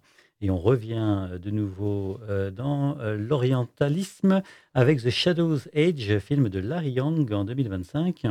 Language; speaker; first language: French; native; French